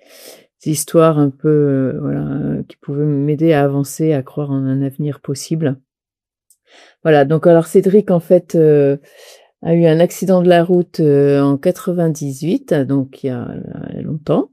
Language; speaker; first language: French; native; French